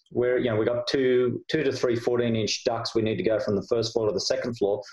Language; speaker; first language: English; native; English